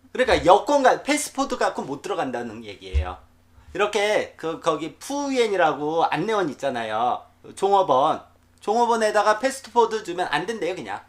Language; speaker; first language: Korean; native; Korean